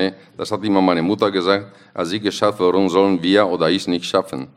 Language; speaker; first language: German; non-native, fluent; Italian